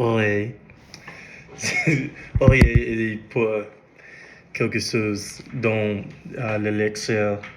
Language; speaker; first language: French; non-native, learner; English